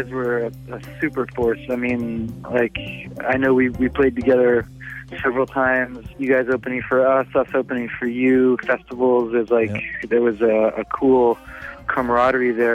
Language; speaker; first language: English; native; English